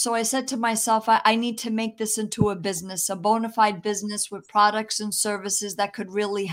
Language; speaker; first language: English; early bilingual, other home language; Italian